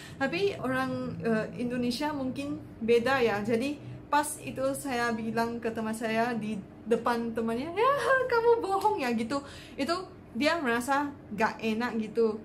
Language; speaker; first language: Indonesian; non-native, fluent; Chinese